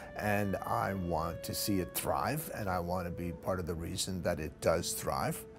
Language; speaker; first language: English; native; English